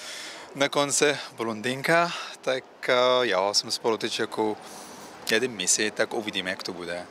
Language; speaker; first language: Czech; non-native, learner; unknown